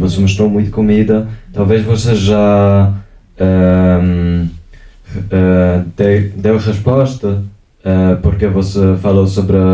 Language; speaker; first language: Portuguese; non-native, fluent; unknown